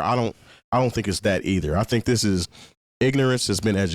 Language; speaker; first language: English; native; English